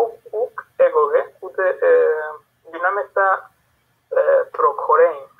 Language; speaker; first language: Greek; non-native, learner; Spanish